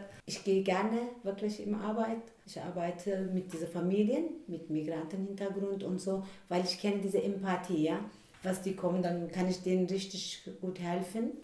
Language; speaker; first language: German; non-native, learner; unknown